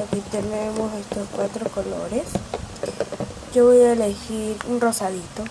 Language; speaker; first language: Spanish; native; Spanish